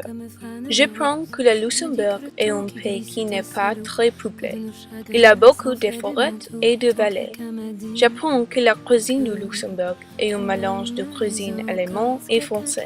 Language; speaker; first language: French; non-native, learner; English